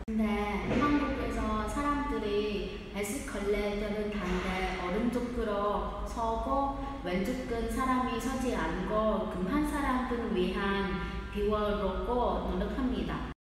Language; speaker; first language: Korean; non-native, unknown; Vietnamese